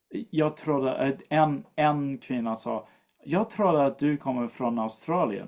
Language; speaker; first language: Swedish; non-native, fluent; English